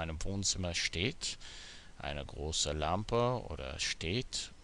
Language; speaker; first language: German; non-native, fluent; English